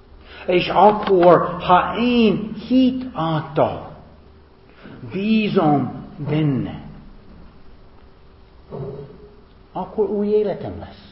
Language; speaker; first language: Hungarian; non-native, fluent; English